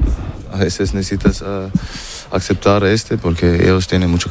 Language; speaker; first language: Spanish; non-native, learner; German